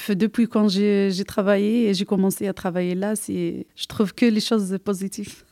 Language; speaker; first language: French; non-native, local second language; Arabic